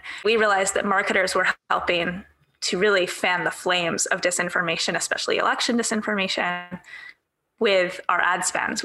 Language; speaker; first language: English; native; English